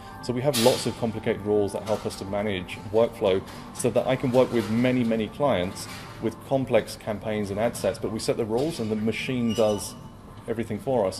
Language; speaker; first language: English; native; English